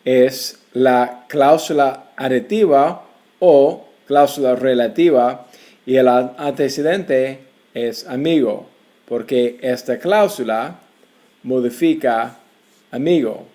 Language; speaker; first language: Spanish; non-native, fluent; English